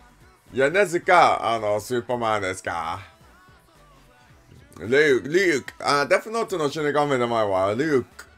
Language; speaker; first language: Japanese; non-native, learner; English